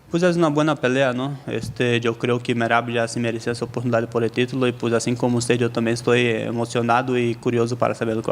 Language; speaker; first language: Spanish; native; Spanish